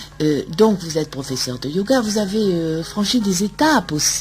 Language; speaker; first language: French; native; French